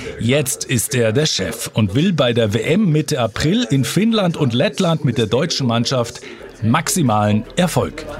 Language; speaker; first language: German; native; German